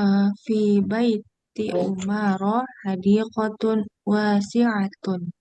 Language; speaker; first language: Arabic; non-native, learner; Indonesian